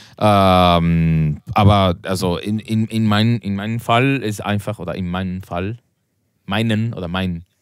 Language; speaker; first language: German; non-native, learner; Spanish